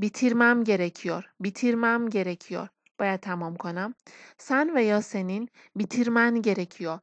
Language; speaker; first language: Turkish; non-native, fluent; Persian